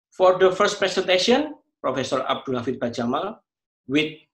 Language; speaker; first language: English; non-native, fluent; Indonesian